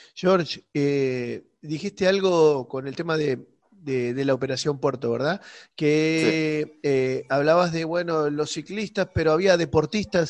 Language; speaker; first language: Spanish; native; Spanish